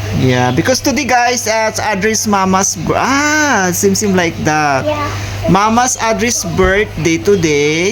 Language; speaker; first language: English; non-native, learner; Filipino